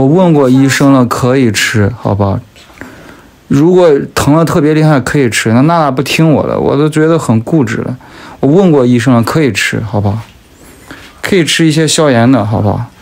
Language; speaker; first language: Chinese; native; Chinese